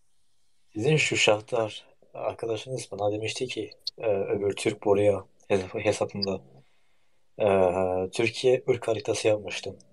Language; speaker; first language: Turkish; early bilingual, heritage; Turkish